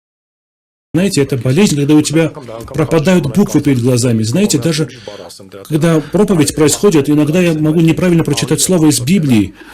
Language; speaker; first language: Russian; non-native, fluent; Armenian